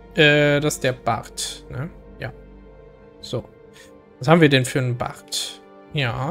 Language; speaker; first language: German; native; German